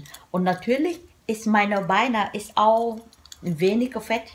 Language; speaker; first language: German; non-native, learner; Vietnamese